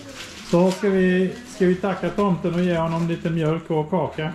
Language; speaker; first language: Swedish; native; Swedish